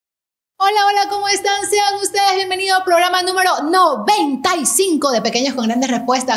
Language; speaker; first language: Spanish; native; Spanish